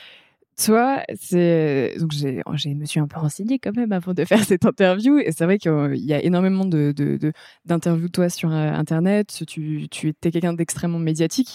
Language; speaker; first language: French; native; French